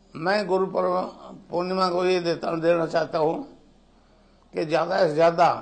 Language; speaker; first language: Hindi; native; Hindi